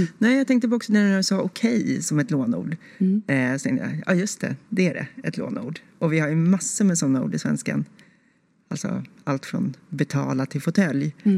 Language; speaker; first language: Swedish; native; Swedish